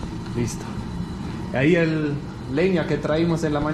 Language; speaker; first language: Spanish; non-native, learner; English